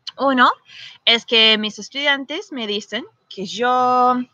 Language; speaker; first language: Spanish; non-native, fluent; English